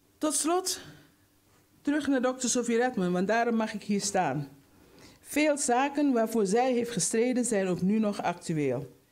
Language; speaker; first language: Dutch; native; Dutch